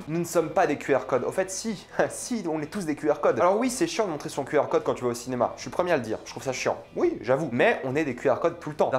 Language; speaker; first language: French; native; French